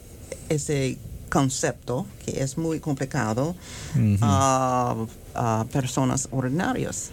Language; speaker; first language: Spanish; non-native, fluent; English